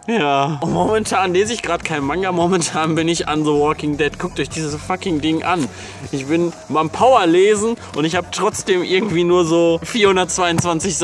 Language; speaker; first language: German; native; German